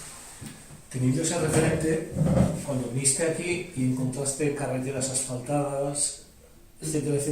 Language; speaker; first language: Spanish; native; Spanish